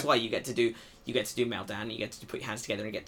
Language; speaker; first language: English; native; English